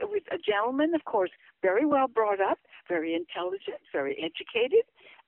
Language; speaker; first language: English; native; English